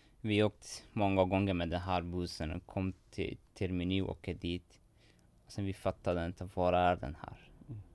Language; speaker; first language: Swedish; non-native, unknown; Persian